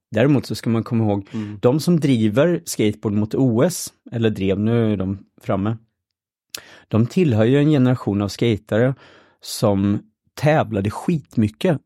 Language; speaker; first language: Swedish; native; Swedish